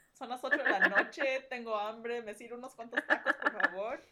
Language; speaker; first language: Spanish; early bilingual, heritage; Spanish